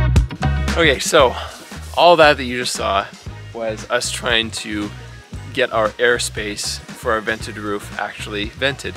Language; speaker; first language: English; native; English